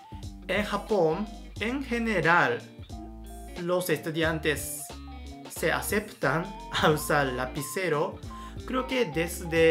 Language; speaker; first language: Spanish; non-native, fluent; Japanese